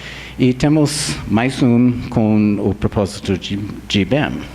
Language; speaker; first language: Portuguese; non-native, fluent; English